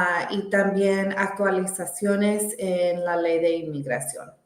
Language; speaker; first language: Spanish; early bilingual, heritage; Spanish